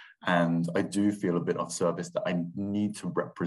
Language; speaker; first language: English; non-native, local second language; Thai